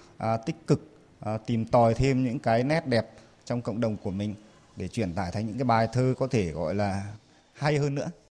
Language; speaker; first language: Vietnamese; non-native, local second language; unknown